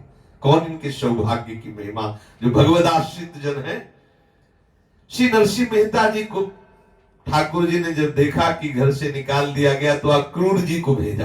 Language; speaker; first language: Hindi; native; Hindi